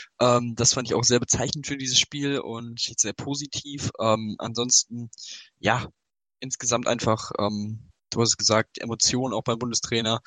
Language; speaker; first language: German; native; German